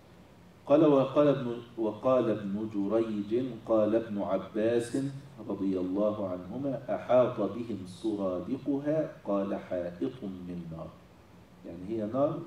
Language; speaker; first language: Arabic; native; Arabic